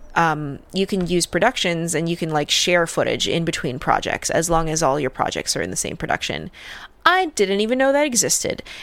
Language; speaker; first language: English; early bilingual, other home language; Russian